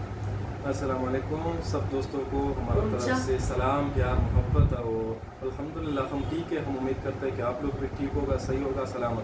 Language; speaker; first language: Hindi; non-native, local second language; Pashto